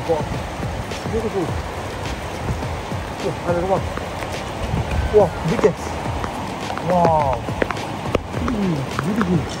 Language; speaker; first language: English; non-native, learner; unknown